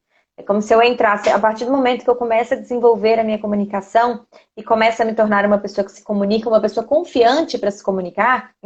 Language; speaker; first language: Portuguese; native; Portuguese